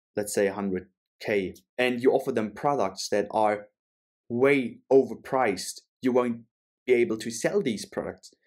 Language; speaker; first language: English; non-native, fluent; German